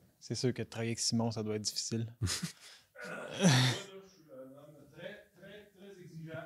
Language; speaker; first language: French; native; French